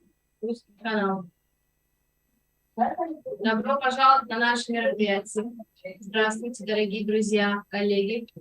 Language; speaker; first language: Russian; non-native, local second language; Uzbek